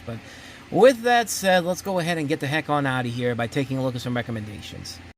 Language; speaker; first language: English; native; English